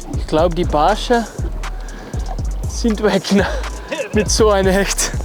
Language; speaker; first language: German; non-native, learner; Dutch